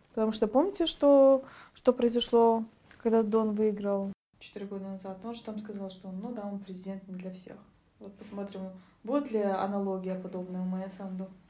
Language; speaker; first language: Russian; native; Russian